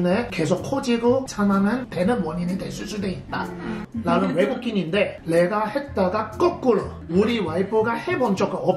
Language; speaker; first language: Korean; non-native, fluent; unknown